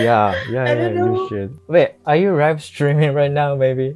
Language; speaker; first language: English; non-native, fluent; Japanese